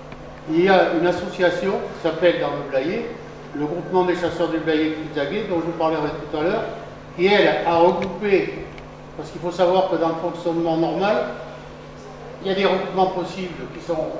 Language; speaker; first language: French; native; French